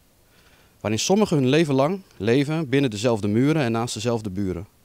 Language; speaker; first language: Dutch; native; Dutch